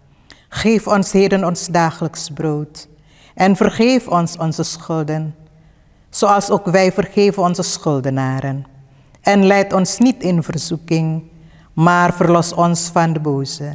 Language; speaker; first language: Dutch; non-native, fluent; Indonesian